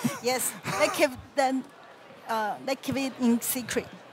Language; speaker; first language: English; non-native, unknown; Chinese